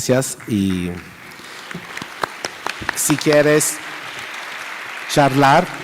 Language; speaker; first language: Spanish; non-native, learner; Italian